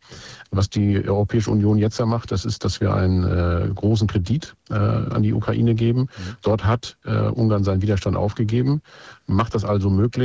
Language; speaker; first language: German; native; German